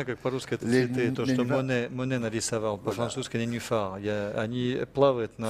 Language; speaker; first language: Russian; non-native, fluent; French